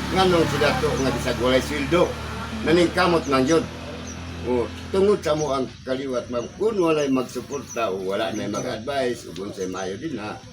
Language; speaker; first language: Cebuano; non-native, local second language; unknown